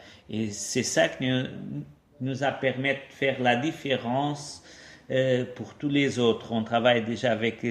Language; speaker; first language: French; non-native, fluent; Portuguese